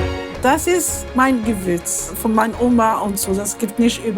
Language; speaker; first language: German; non-native, learner; Arabic